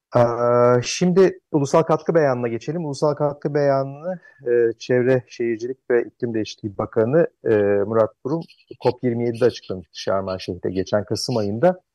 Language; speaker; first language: Turkish; native; Turkish